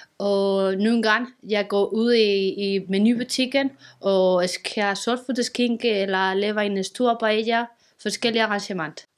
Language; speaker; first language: Danish; non-native, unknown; Spanish